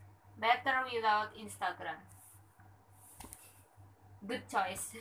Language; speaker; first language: English; non-native, learner; Indonesian